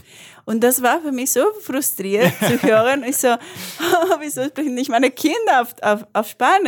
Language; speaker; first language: German; non-native, learner; Spanish